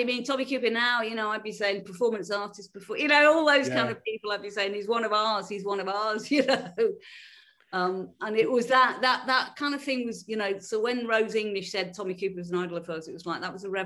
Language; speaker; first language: English; native; English